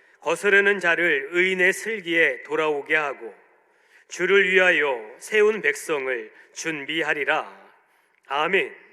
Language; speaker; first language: Korean; native; Korean